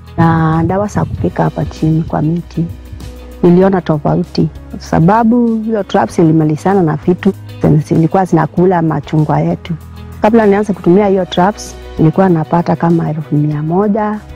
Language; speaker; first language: Swahili; non-native, local second language; Kamba